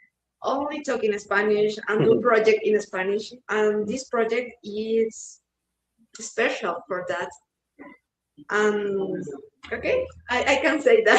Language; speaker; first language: English; non-native, learner; Spanish